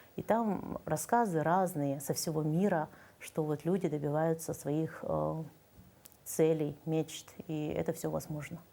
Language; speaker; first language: Russian; native; Russian